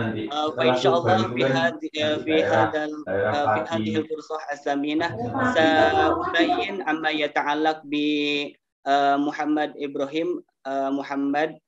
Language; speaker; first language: Arabic; non-native, learner; Indonesian